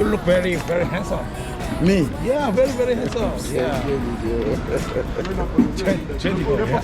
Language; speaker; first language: English; non-native, learner; Korean